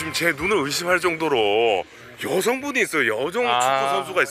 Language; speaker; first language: Korean; native; Korean